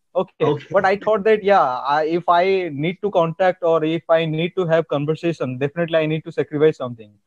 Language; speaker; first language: English; non-native, local second language; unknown